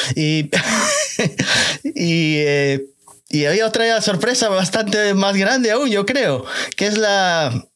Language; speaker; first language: Spanish; native; Spanish